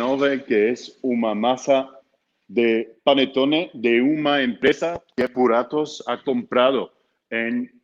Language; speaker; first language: Spanish; non-native, fluent; Dutch